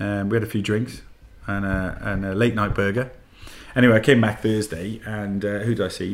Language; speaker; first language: English; native; English